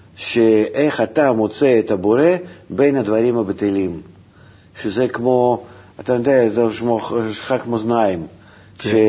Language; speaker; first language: Hebrew; non-native, fluent; Russian